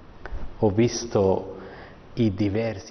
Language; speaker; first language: Italian; non-native, learner; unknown